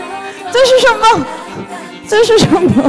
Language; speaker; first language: Chinese; non-native, fluent; Korean